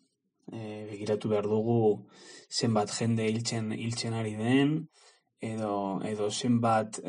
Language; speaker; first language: Basque; non-native, learner; Spanish